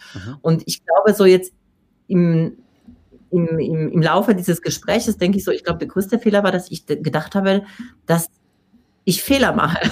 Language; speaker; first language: German; non-native, fluent; Polish